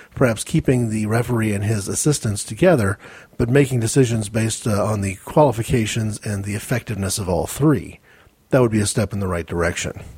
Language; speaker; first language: English; native; English